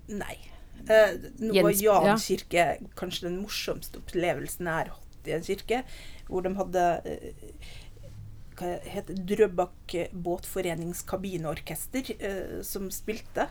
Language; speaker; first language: Norwegian; native; Norwegian